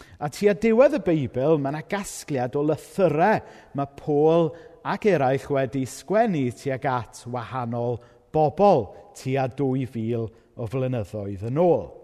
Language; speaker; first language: Welsh; native; Welsh